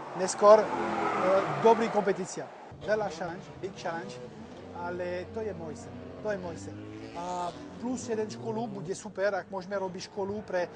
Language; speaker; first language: Slovak; non-native, learner; French